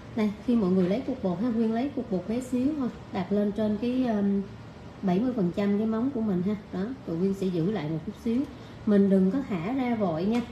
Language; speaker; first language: Vietnamese; native; Vietnamese